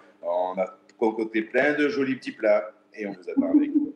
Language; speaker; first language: French; native; French